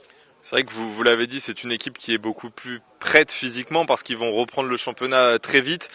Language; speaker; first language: French; native; French